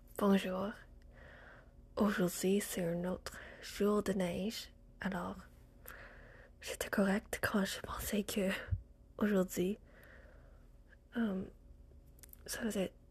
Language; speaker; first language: French; non-native, learner; English